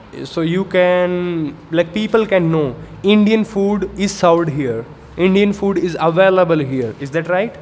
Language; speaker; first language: English; non-native, local second language; Hindi